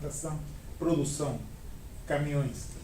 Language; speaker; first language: Portuguese; non-native, fluent; Spanish